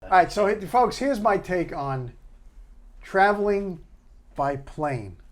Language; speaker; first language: English; native; English